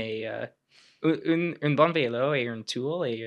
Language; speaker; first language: French; non-native, local second language; English